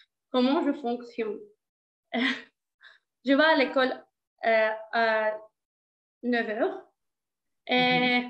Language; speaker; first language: French; non-native, learner; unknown